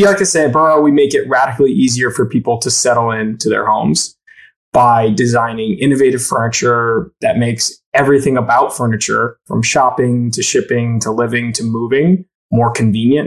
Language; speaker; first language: English; native; English